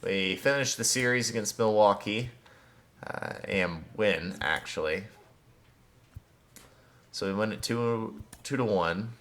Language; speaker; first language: English; native; English